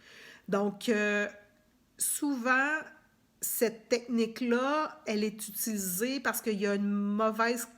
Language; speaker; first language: French; native; French